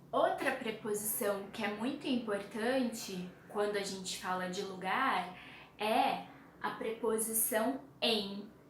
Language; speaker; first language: Portuguese; native; Portuguese